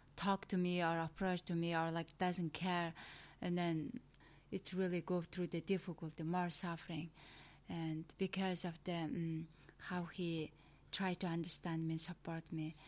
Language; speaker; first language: English; non-native, learner; Mongolian